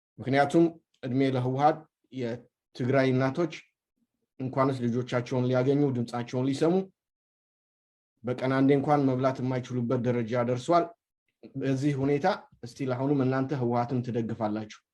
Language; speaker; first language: Amharic; non-native, local second language; Tigrinya